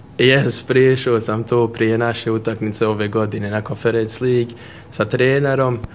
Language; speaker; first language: Croatian; early bilingual, heritage; Bosnian